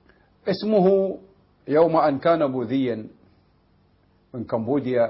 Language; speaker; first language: Arabic; native; Arabic